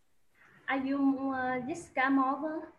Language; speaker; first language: English; non-native, learner; Vietnamese